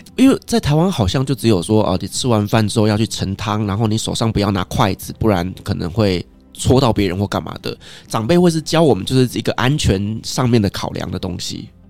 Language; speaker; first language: Chinese; native; Chinese